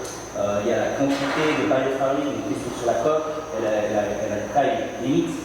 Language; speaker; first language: French; native; French